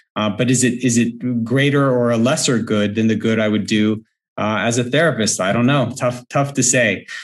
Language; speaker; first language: English; native; English